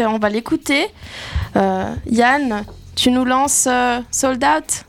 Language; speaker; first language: French; native; French